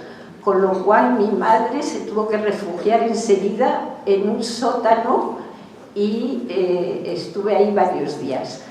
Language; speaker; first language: Spanish; early bilingual, other home language; Hungarian